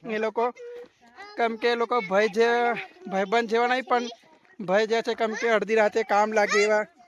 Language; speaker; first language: Gujarati; non-native, local second language; Rathawi